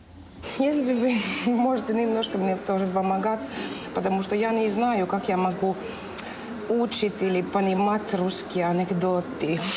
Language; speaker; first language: Russian; non-native, learner; Finnish